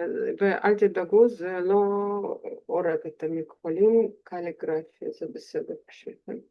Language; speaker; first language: Hebrew; non-native, fluent; Russian